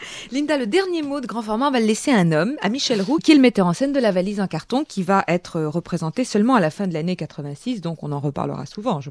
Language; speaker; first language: French; native; French